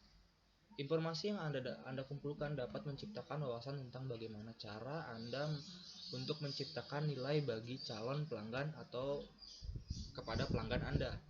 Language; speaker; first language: Indonesian; native; Indonesian